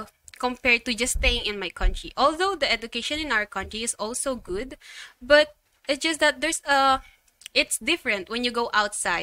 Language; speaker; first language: English; non-native, local second language; Filipino